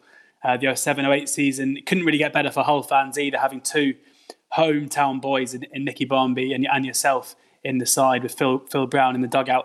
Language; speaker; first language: English; native; English